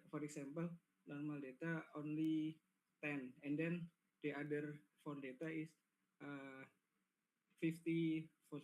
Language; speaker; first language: English; non-native, learner; Indonesian